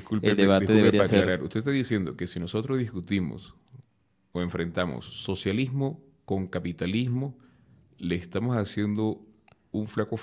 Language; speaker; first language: Spanish; native; Spanish